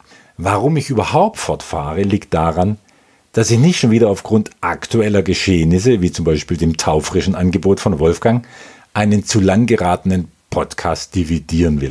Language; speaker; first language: German; native; German